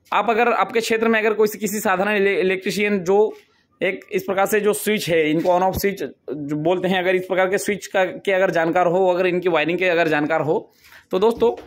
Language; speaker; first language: Hindi; native; Hindi